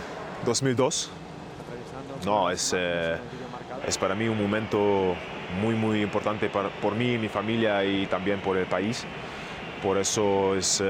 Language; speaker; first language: Spanish; non-native, learner; German